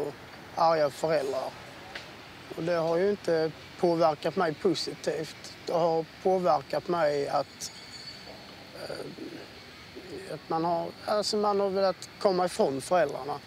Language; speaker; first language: Swedish; early bilingual, other home language; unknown